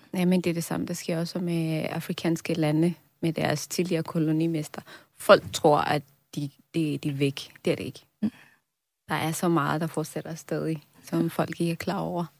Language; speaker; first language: Danish; non-native, fluent; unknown